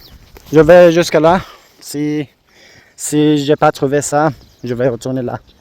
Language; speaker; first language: French; non-native, learner; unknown